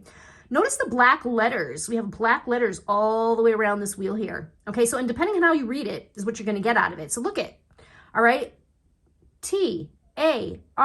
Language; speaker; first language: English; native; English